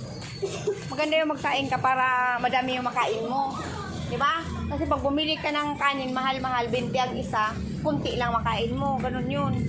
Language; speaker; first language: Filipino; non-native, local second language; Cebuano